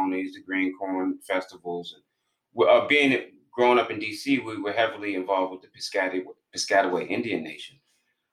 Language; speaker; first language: English; native; English